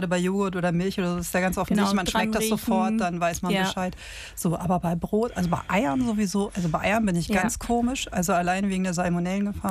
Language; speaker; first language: German; native; German